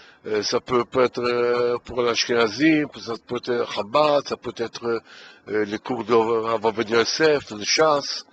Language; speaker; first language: French; non-native, fluent; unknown